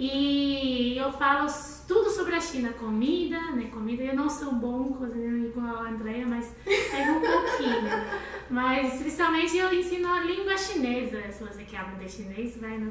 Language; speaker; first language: Portuguese; non-native, learner; Chinese